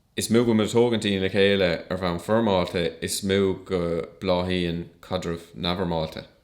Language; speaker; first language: Irish; non-native, local second language; English